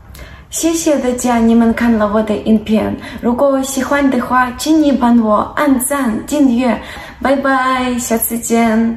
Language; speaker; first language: Chinese; non-native, fluent; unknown